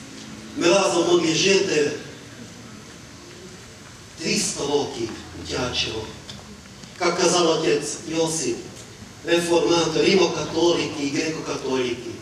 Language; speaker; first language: Ukrainian; non-native, local second language; Hungarian